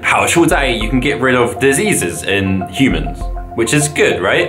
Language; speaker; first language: English; native; English